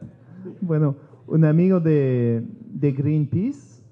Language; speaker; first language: Spanish; non-native, learner; English